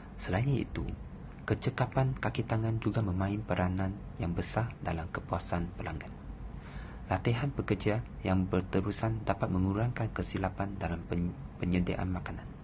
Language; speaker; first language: Malay; non-native, local second language; Chinese